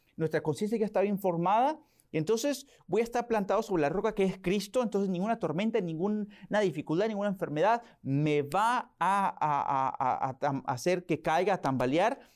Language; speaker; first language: Spanish; early bilingual, heritage; Spanish